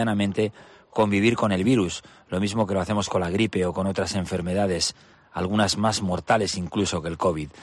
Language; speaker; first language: Spanish; native; Spanish